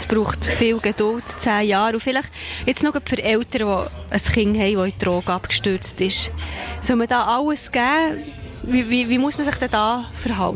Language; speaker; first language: German; native; German